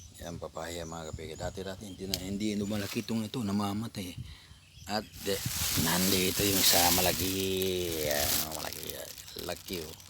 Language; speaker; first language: Filipino; non-native, local second language; Iloko